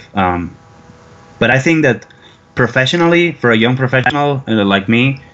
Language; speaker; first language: English; non-native, fluent; Spanish